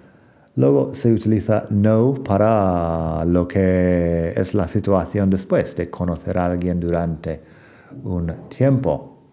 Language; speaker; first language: Spanish; non-native, fluent; English